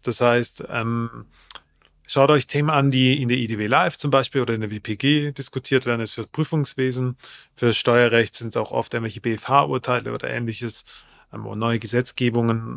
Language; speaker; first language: German; native; German